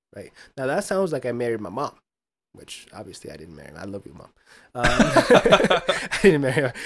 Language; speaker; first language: English; early bilingual, other home language; Spanish